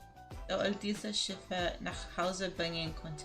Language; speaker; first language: German; non-native, learner; English